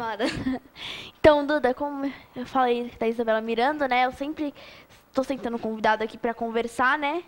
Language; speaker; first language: Portuguese; native; Portuguese